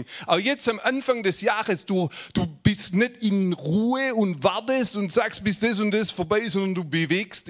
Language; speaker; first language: German; native; German